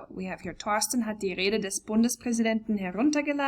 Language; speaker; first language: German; non-native, fluent; English